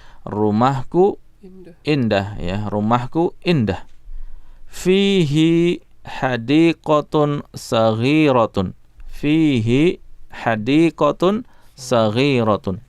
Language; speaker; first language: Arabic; non-native, fluent; Indonesian